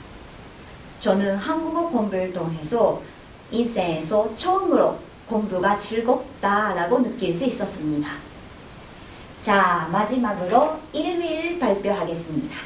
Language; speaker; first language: Korean; non-native, fluent; Japanese